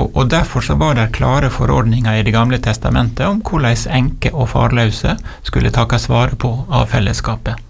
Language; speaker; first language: Norwegian; native; Norwegian